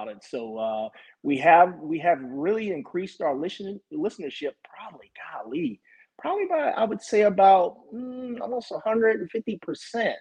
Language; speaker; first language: English; native; English